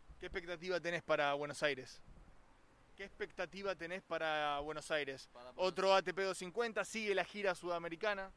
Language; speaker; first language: Spanish; native; Spanish